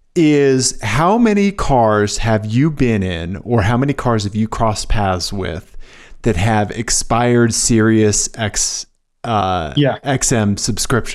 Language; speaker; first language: English; native; English